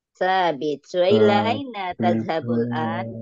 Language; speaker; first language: Arabic; non-native, learner; Indonesian